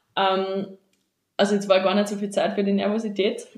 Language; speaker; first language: German; native; German